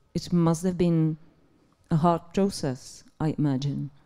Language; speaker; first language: English; non-native, fluent; Czech